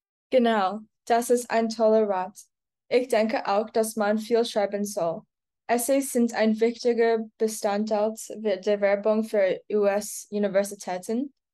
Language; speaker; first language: German; non-native, learner; English